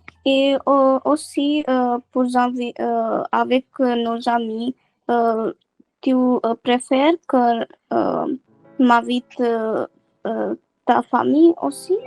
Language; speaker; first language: French; non-native, learner; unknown